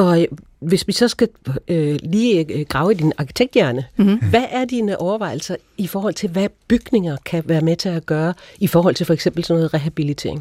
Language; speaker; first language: Danish; native; Danish